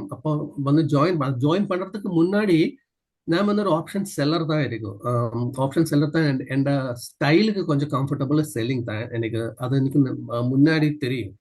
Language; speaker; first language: Tamil; non-native, learner; Malayalam